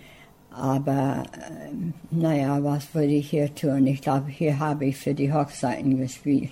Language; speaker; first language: German; early bilingual, heritage; English